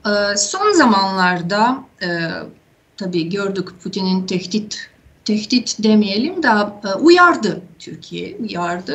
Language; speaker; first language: Turkish; non-native, fluent; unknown